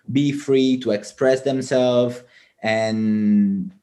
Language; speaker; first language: English; non-native, fluent; Italian